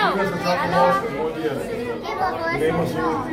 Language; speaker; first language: Spanish; non-native, fluent; English